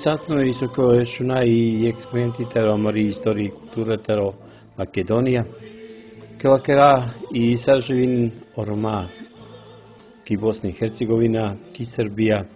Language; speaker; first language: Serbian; non-native, local second language; Romany